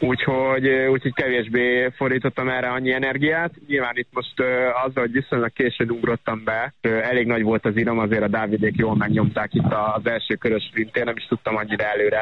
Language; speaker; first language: Hungarian; native; Hungarian